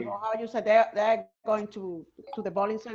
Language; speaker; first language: English; non-native, learner; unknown